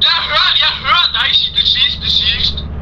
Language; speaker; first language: Danish; native; Danish